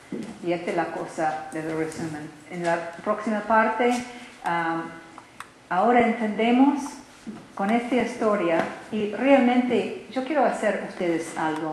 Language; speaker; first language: Spanish; non-native, learner; English